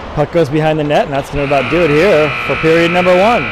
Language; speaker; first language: English; native; English